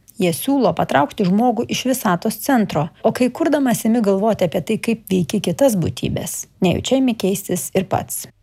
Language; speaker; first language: Lithuanian; native; Lithuanian